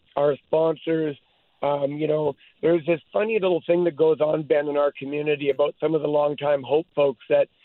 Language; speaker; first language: English; native; English